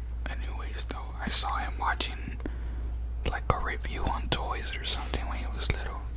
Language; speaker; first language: English; early bilingual, other home language; Spanish